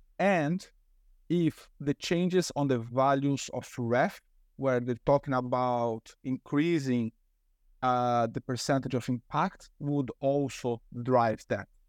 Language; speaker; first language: English; non-native, fluent; Portuguese